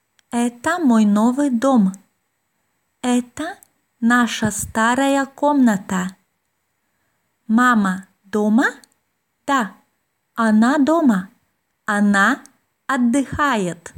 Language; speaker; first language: Russian; non-native, learner; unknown